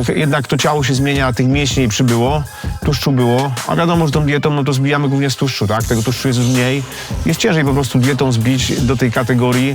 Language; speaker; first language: Polish; native; Polish